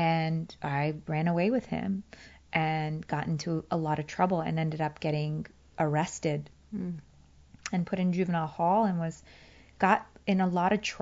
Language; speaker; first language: English; early bilingual, other home language; Persian